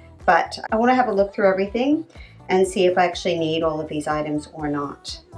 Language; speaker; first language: English; native; English